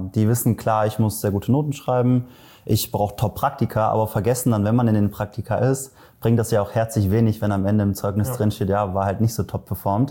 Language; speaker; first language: German; native; German